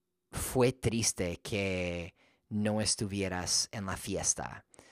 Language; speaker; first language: Spanish; non-native, fluent; English